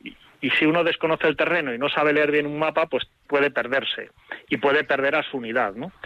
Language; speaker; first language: Spanish; native; Spanish